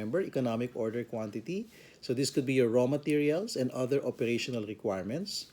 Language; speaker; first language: English; non-native, local second language; Filipino